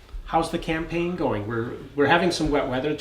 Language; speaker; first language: English; native; English